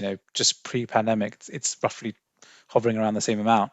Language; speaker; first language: English; native; English